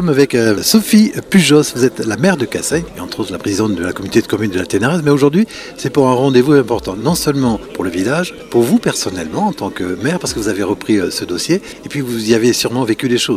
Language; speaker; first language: French; native; French